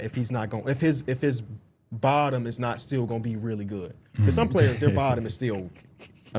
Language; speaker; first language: English; native; English